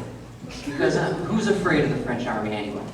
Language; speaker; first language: English; native; English